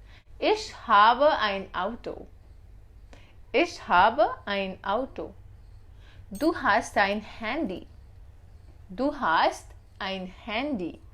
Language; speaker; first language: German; non-native, fluent; Hindi